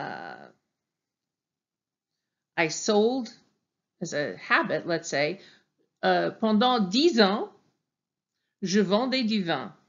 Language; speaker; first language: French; non-native, fluent; English